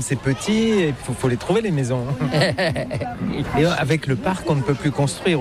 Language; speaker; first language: French; native; French